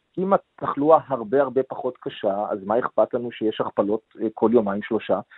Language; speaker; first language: Hebrew; native; Hebrew